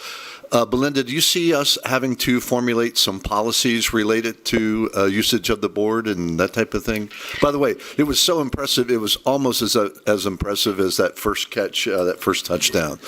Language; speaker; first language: English; native; English